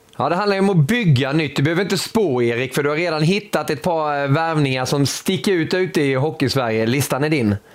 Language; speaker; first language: Swedish; native; Swedish